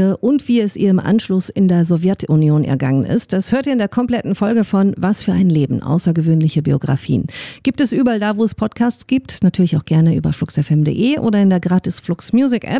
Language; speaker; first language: German; native; German